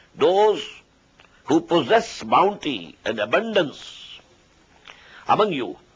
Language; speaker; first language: English; non-native, local second language; Urdu